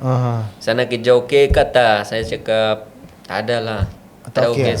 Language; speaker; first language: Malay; non-native, learner; Punjabi